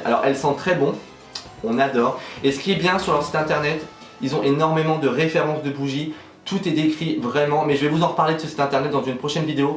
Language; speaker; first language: French; native; French